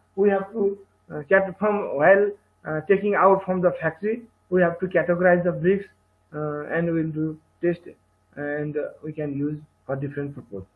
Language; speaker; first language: English; non-native, local second language; Nepali